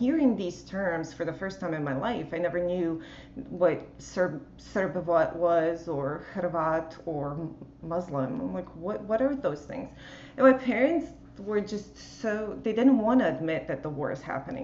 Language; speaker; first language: English; non-native, fluent; Bosnian